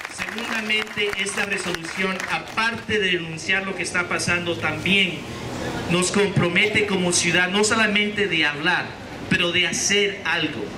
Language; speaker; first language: Spanish; early bilingual, heritage; Spanish